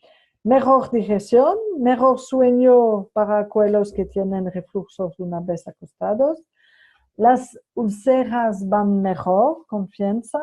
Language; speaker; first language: Spanish; non-native, fluent; French